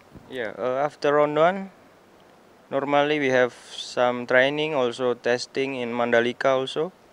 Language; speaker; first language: English; non-native, learner; Indonesian